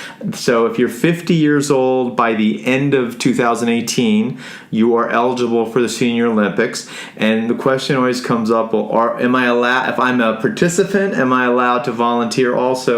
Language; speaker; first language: English; native; English